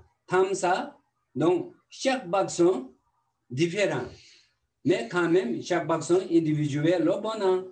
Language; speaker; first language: French; non-native, learner; Tibetan